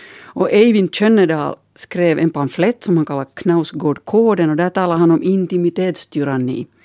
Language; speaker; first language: Swedish; native; Swedish